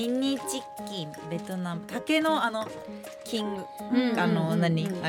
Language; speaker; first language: Japanese; native; Japanese